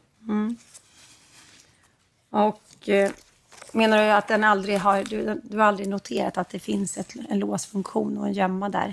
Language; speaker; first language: Swedish; native; Swedish